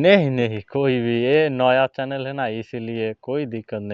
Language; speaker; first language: Hindi; non-native, learner; Bangla